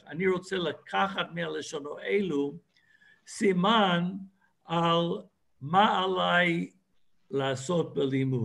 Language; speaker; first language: Hebrew; non-native, fluent; English